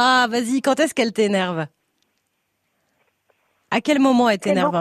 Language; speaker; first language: French; native; French